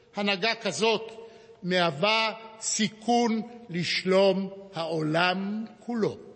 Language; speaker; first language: Hebrew; native; Hebrew